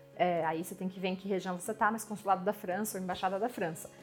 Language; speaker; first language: Portuguese; non-native, fluent; French